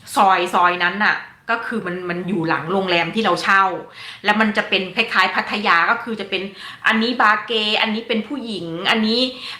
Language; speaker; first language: Thai; native; Thai